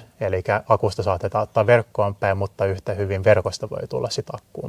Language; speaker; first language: Finnish; native; Finnish